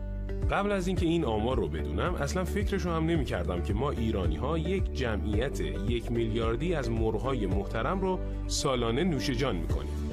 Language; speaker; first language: Persian; native; Persian